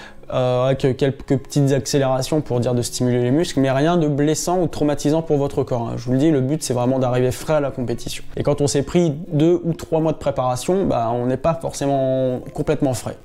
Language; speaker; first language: French; native; French